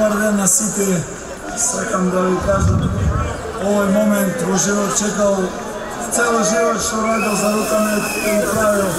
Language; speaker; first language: Macedonian; non-native, learner; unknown